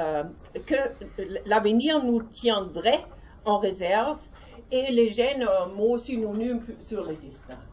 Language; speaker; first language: French; non-native, learner; German